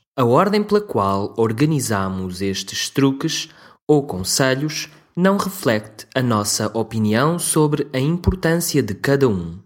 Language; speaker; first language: Portuguese; native; Portuguese